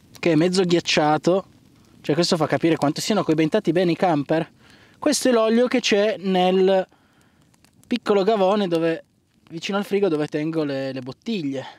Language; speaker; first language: Italian; native; Italian